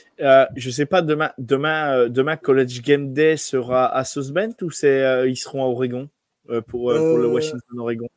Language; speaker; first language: French; native; French